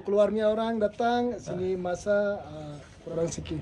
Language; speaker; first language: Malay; non-native, learner; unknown